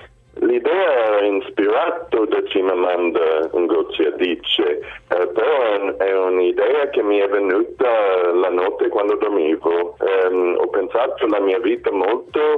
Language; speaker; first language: Italian; non-native, fluent; Swedish